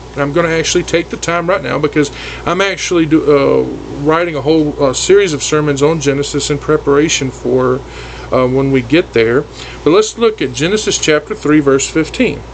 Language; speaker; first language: English; native; English